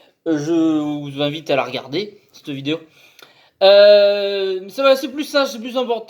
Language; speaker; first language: French; native; French